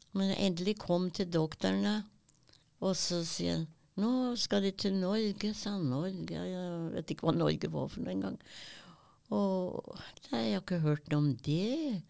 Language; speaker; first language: Norwegian; early bilingual, other home language; German